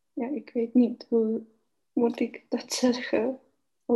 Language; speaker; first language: Dutch; non-native, learner; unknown